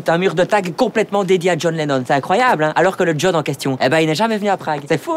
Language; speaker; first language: French; native; French